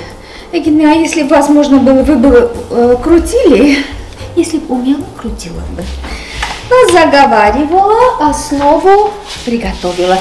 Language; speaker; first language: Russian; non-native, local second language; Armenian